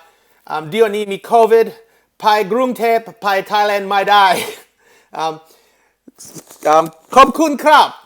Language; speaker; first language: Thai; non-native, learner; English